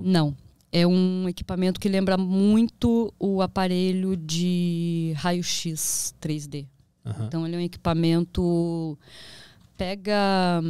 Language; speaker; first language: Portuguese; native; Portuguese